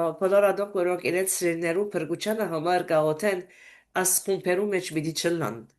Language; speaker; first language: Armenian; early bilingual, heritage; Armenian